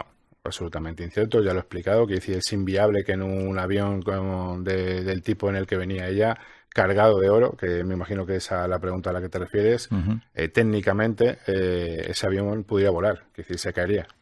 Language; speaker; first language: Spanish; native; Spanish